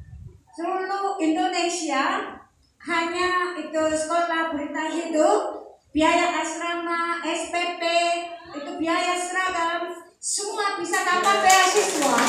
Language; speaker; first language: Indonesian; non-native, learner; Korean